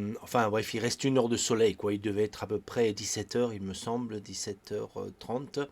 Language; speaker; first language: French; native; French